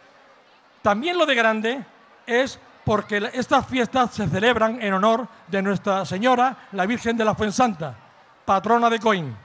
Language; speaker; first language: Spanish; native; Spanish